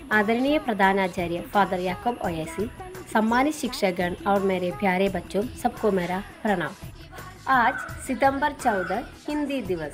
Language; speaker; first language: Hindi; non-native, local second language; Malayalam